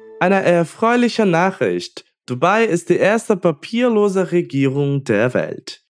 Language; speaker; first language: German; non-native, fluent; Portuguese